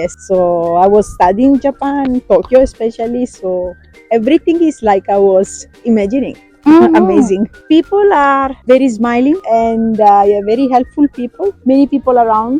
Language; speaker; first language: English; non-native, fluent; Italian